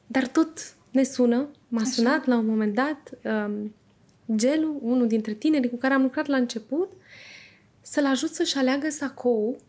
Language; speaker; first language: Romanian; native; Romanian